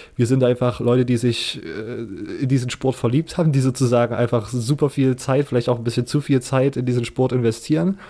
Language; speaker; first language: German; native; German